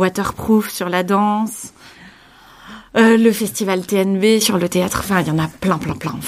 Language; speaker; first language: French; native; French